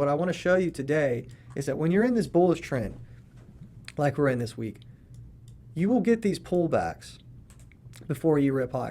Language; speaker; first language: English; native; English